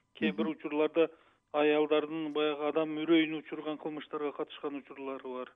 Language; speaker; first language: Kyrgyz; native; Kyrgyz